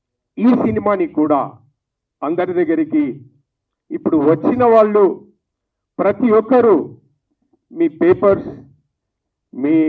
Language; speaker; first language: Telugu; native; Telugu